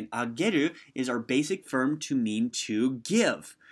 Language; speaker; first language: English; native; English